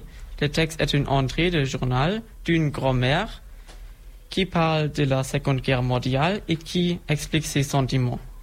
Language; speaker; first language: French; non-native, learner; German